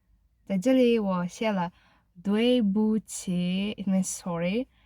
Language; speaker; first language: Chinese; non-native, learner; Kazakh